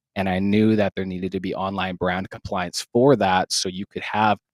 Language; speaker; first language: English; native; English